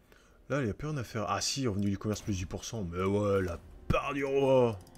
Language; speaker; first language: French; native; French